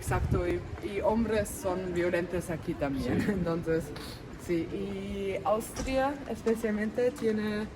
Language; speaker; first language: Spanish; non-native, fluent; German